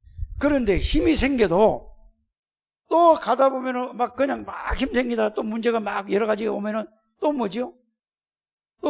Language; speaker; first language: Korean; native; Korean